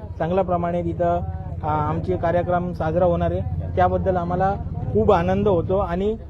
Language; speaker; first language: Marathi; non-native, local second language; Lambadi